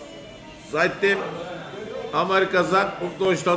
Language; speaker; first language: German; early bilingual, other home language; Turkish